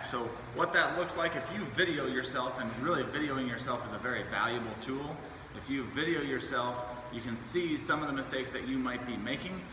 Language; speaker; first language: English; native; English